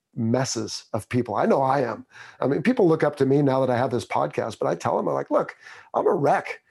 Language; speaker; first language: English; native; English